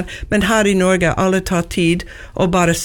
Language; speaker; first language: Norwegian; non-native, learner; English